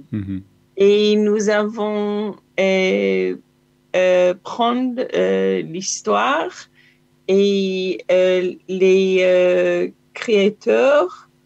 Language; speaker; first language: French; non-native, learner; Hebrew